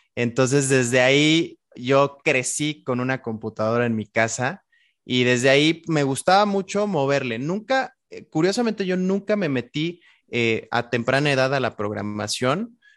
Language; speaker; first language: Spanish; native; Spanish